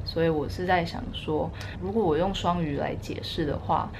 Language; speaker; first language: Chinese; early bilingual, heritage; Chinese